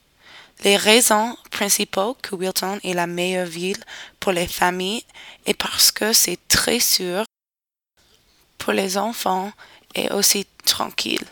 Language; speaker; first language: French; non-native, learner; English